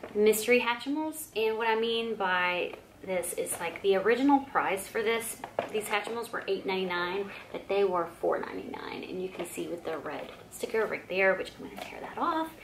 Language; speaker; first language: English; native; English